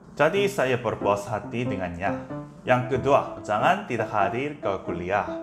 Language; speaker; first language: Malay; non-native, learner; Korean